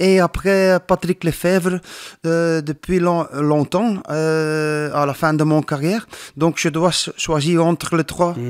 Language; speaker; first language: French; non-native, learner; Dutch